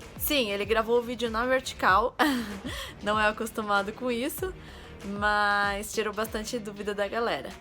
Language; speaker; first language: Portuguese; native; Portuguese